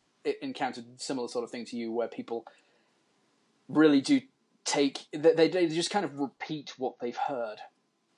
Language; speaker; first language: English; native; English